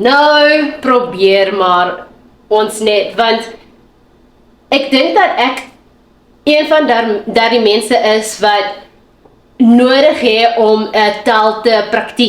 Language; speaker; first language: Afrikaans; non-native, local second language; Xhosa